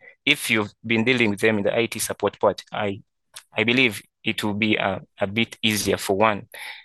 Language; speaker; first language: English; non-native, local second language; Ganda